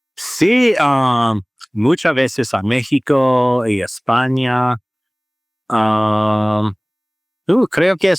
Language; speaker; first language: Spanish; non-native, learner; English